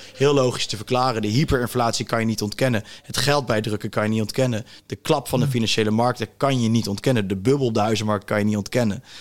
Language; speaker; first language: Dutch; native; Dutch